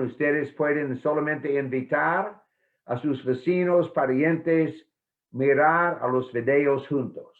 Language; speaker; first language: Spanish; non-native, fluent; English